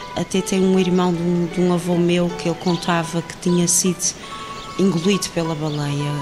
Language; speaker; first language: Portuguese; native; Portuguese